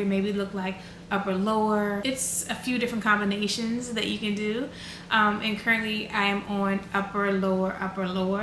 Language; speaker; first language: English; native; English